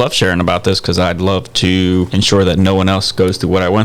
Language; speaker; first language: English; native; English